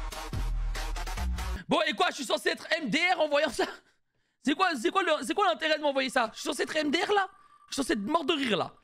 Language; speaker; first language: French; native; French